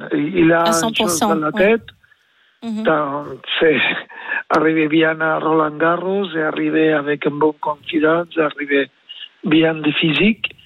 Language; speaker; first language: French; non-native, learner; Spanish